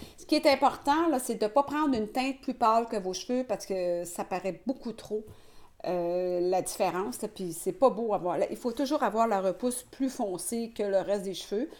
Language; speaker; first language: French; native; French